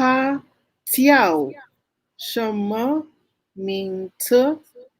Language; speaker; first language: Chinese; non-native, learner; Filipino